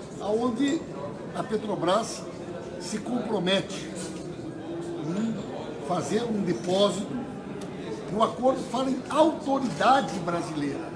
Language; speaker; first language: Portuguese; native; Portuguese